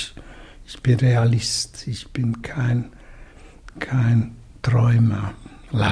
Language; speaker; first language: German; non-native, fluent; Russian